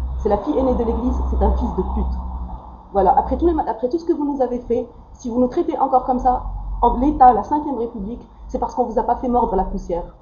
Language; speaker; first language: French; non-native, local second language; Arabic